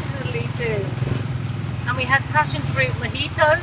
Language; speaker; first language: English; native; English